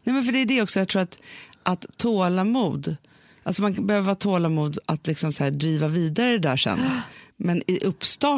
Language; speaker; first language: Swedish; native; Swedish